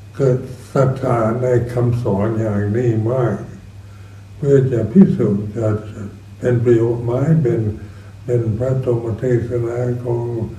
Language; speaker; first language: Thai; non-native, fluent; English